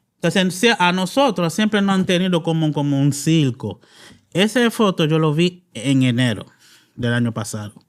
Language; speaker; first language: Spanish; non-native, fluent; Haitian Creole